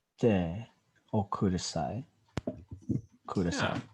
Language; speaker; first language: Japanese; non-native, learner; English